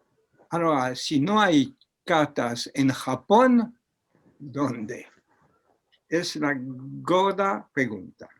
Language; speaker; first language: Spanish; non-native, learner; French